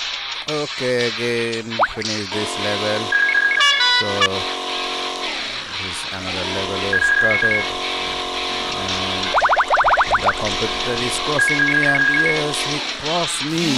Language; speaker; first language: English; non-native, learner; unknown